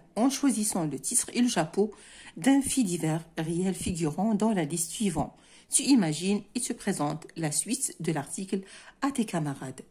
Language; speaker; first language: French; non-native, local second language; Arabic